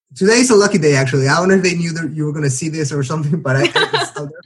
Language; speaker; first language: English; non-native, fluent; Spanish